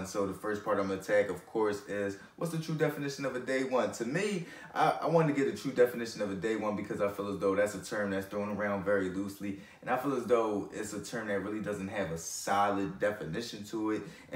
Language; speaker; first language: English; native; English